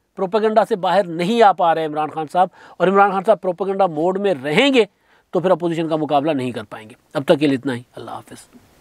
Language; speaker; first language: Urdu; non-native, local second language; Sindhi